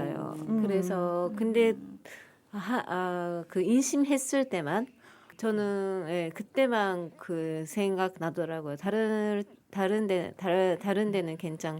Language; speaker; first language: Korean; non-native, fluent; Japanese